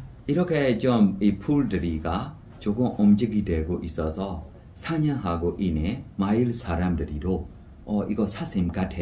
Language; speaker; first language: Korean; non-native, fluent; Burmese